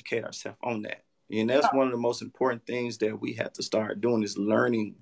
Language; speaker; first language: English; native; English